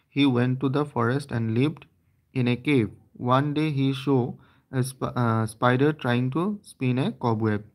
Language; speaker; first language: English; non-native, local second language; Assamese